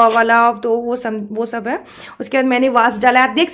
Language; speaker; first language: Hindi; native; Hindi